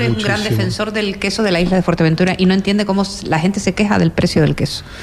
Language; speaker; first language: Spanish; native; Spanish